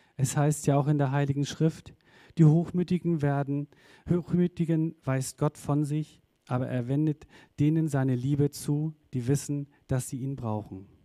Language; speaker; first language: German; native; German